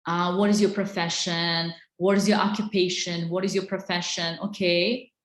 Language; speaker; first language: English; non-native, fluent; Azerbaijani